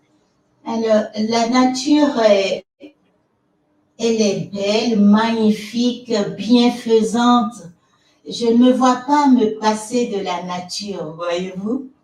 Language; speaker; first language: French; non-native, local second language; Fon